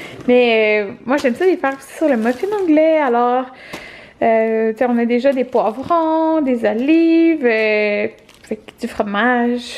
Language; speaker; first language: French; native; French